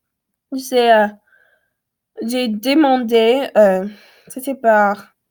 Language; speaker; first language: French; non-native, learner; English